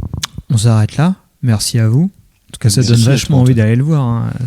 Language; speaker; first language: French; native; French